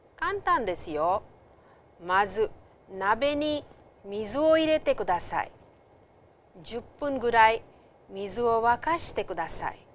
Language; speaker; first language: Japanese; non-native, fluent; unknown